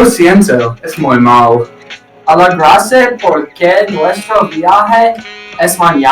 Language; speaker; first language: Spanish; non-native, learner; English